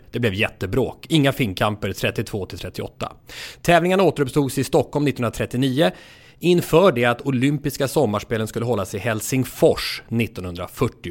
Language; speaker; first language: Swedish; native; Swedish